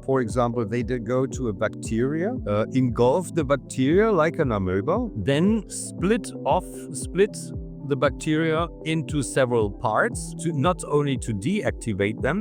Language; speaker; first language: English; non-native, fluent; German